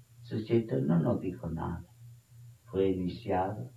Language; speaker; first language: Spanish; non-native, fluent; Bangla